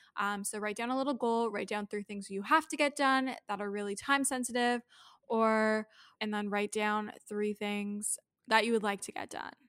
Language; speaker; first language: English; native; English